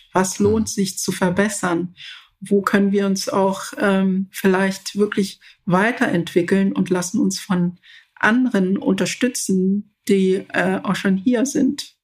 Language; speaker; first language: German; early bilingual, other home language; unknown